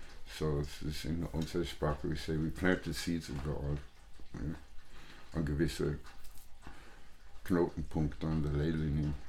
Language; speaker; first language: German; non-native, fluent; English